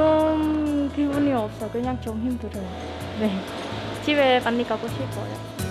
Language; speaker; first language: Korean; non-native, learner; Vietnamese